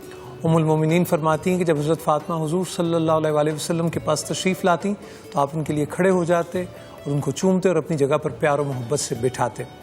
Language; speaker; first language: Urdu; native; Urdu